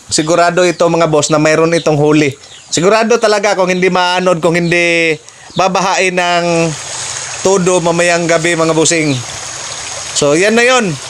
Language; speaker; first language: Filipino; non-native, local second language; Cebuano